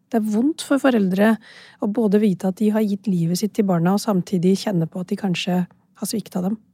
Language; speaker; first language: Norwegian; early bilingual, other home language; Urdu